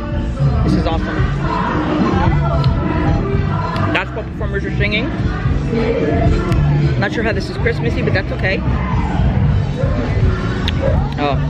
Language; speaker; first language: English; native; English